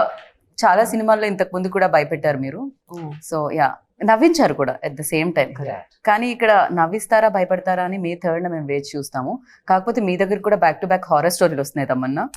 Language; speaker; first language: Telugu; native; Telugu